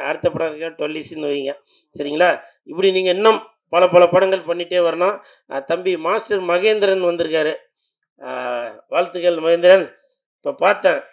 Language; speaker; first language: Tamil; native; Tamil